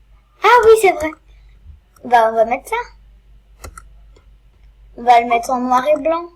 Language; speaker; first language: French; native; French